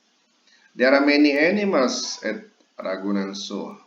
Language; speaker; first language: English; non-native, fluent; Indonesian